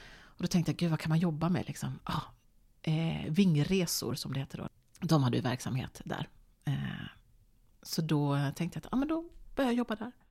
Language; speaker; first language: Swedish; native; Swedish